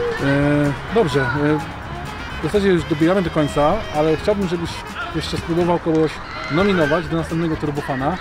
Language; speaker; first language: Polish; native; Polish